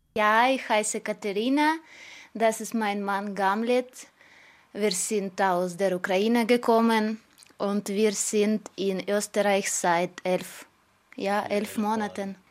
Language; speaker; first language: German; non-native, learner; Russian